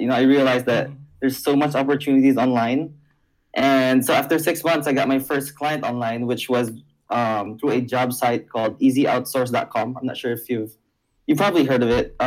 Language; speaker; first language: English; non-native, local second language; Hiligaynon